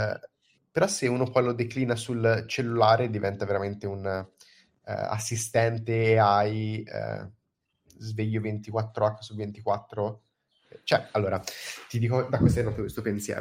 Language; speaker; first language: Italian; native; Italian